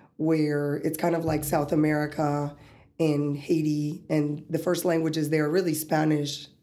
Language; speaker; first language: English; early bilingual, other home language; Spanish